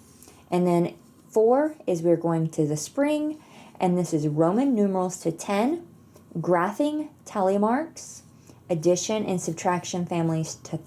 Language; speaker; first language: English; native; English